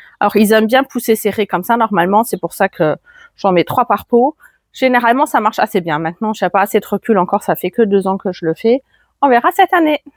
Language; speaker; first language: French; non-native, fluent; German